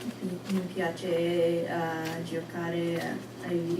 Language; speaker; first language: Italian; non-native, learner; English